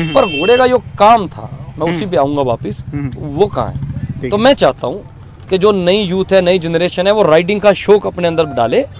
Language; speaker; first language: Hindi; native; Hindi